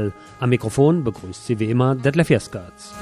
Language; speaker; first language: German; native; German